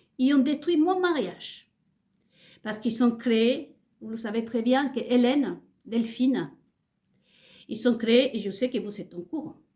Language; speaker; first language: French; non-native, fluent; Spanish